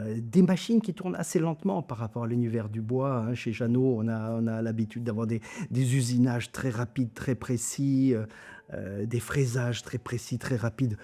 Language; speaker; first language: French; non-native, local second language; German